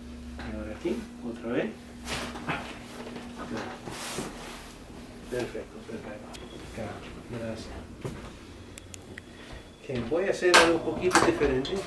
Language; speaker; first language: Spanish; non-native, learner; English